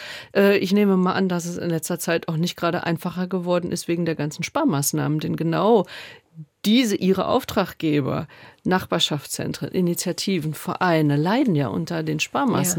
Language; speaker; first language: German; native; German